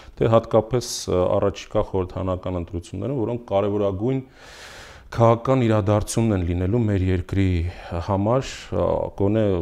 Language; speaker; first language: Armenian; native; Armenian